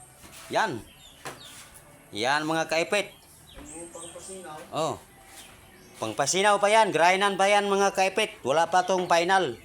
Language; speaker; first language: Filipino; non-native, local second language; Cebuano